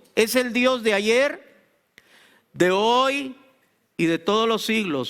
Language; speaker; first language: Spanish; native; Spanish